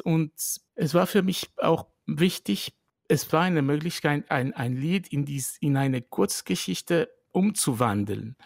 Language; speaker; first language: German; non-native, fluent; French